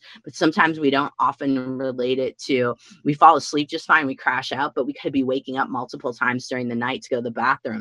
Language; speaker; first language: English; native; English